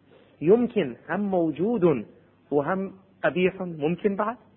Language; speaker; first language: Arabic; native; Arabic